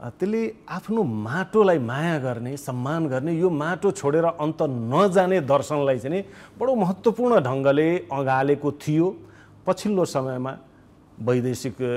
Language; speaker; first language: Nepali; non-native, local second language; Maithili